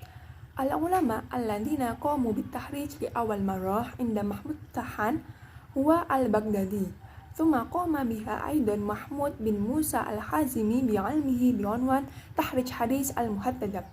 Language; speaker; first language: Arabic; non-native, learner; Indonesian